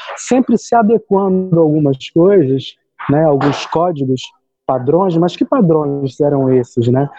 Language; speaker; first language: Portuguese; native; Portuguese